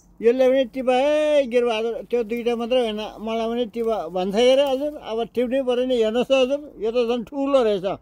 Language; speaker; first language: Nepali; non-native, local second language; Gurung